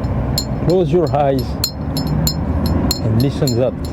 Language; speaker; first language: English; non-native, learner; French